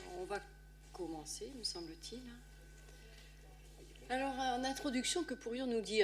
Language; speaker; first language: French; native; French